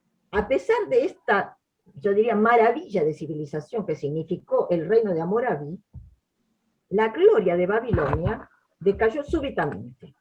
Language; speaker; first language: Spanish; native; Spanish